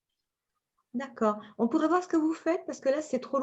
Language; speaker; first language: French; native; French